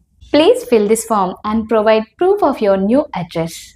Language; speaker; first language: English; non-native, local second language; Telugu